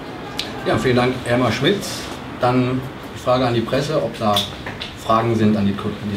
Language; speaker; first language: German; native; German